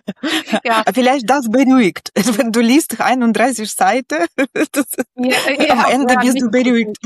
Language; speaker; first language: German; non-native, learner; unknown